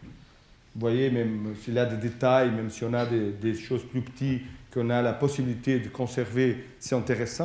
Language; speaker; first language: French; non-native, fluent; Portuguese